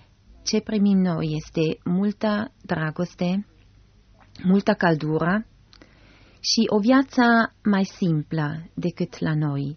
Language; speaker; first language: Romanian; non-native, fluent; German